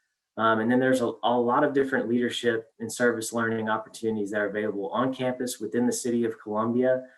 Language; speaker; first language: English; native; English